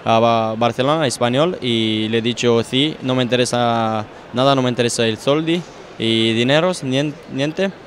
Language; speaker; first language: Spanish; non-native, fluent; Romanian